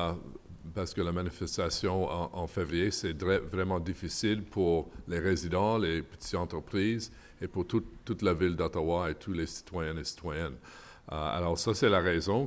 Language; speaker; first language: French; non-native, local second language; English